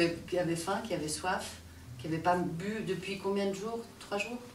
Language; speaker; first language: French; native; French